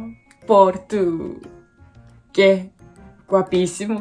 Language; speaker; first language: Spanish; non-native, learner; Korean